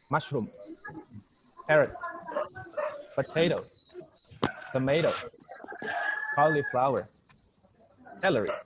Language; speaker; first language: English; non-native, fluent; Indonesian